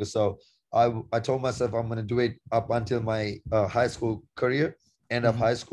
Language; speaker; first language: English; non-native, local second language; Sinhala